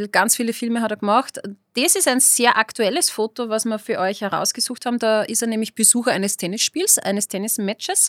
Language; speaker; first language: German; native; German